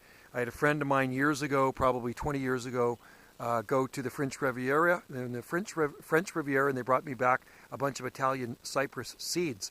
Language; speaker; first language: English; native; English